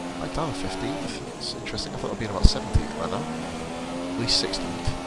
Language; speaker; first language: English; native; English